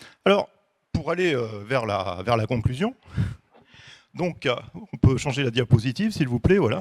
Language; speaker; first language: French; native; French